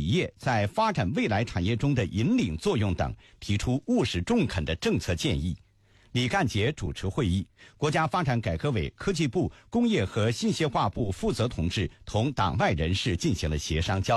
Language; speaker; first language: Chinese; native; Chinese